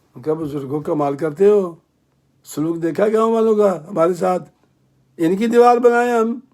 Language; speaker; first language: Urdu; non-native, local second language; Punjabi